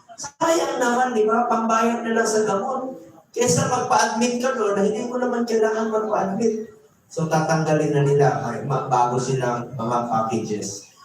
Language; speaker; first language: Filipino; non-native, local second language; Cebuano